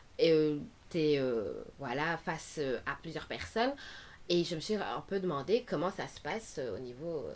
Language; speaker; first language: French; native; French